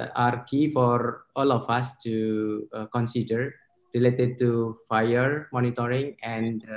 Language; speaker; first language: English; non-native, fluent; Indonesian